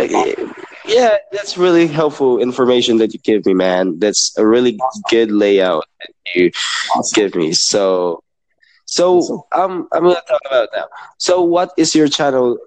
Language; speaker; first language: English; non-native, local second language; Hiligaynon